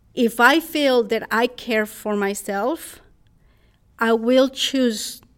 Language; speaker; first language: English; non-native, fluent; Spanish